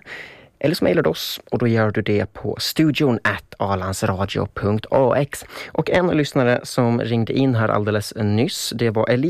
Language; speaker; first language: Swedish; native; Swedish